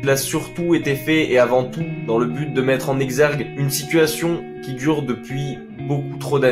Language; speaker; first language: French; native; French